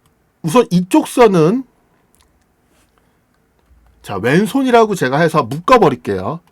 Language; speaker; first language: Korean; native; Korean